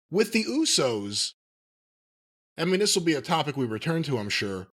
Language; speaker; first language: English; native; English